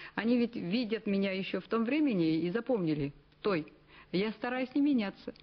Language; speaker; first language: Russian; non-native, local second language; Kazakh